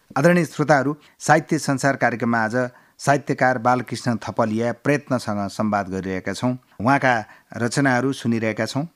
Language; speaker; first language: Nepali; native; Nepali